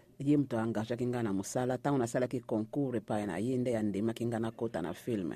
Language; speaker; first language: Lingala; early bilingual, heritage; Lingala